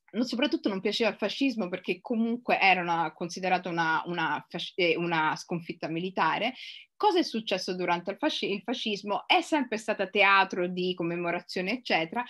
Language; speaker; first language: Italian; native; Italian